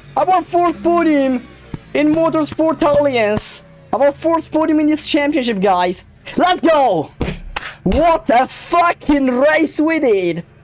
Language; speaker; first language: English; non-native, fluent; Italian